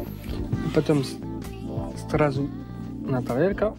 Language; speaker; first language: Russian; non-native, learner; French